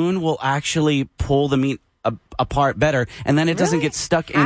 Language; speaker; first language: English; native; English